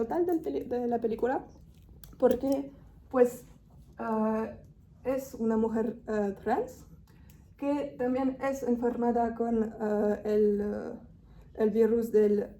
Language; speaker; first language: Spanish; non-native, fluent; French